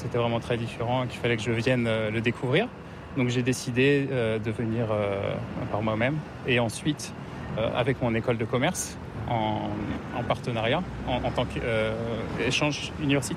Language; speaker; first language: French; native; French